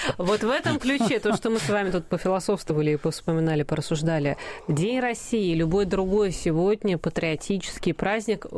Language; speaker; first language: Russian; native; Russian